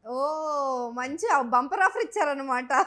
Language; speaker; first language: Telugu; native; Telugu